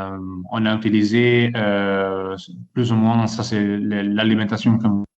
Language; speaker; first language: French; non-native, fluent; Italian